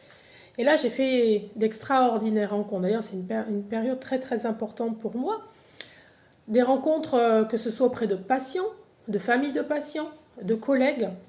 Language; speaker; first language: French; native; French